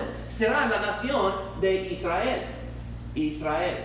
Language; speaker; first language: Spanish; non-native, fluent; English